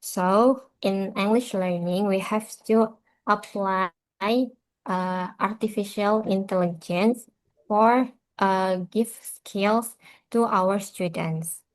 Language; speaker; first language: English; non-native, learner; Indonesian